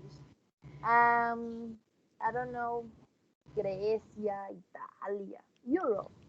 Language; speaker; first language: English; non-native, learner; Spanish